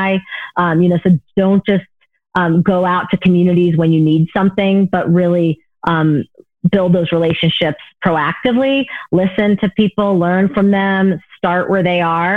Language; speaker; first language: English; native; English